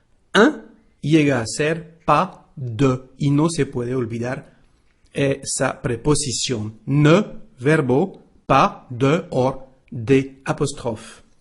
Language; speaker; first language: Spanish; non-native, fluent; French